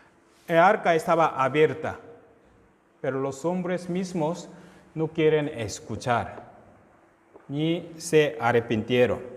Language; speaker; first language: Spanish; non-native, fluent; Korean